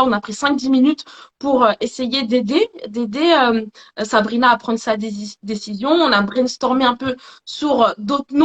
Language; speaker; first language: French; native; French